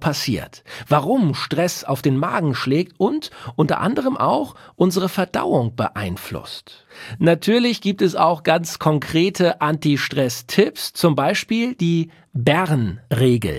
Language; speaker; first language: German; native; German